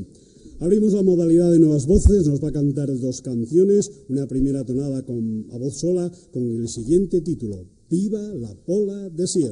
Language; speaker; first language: Spanish; native; Spanish